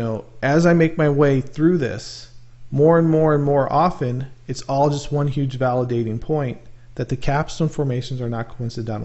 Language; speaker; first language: English; native; English